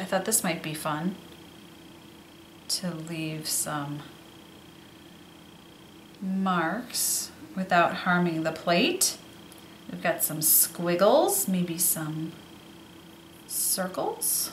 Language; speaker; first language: English; native; English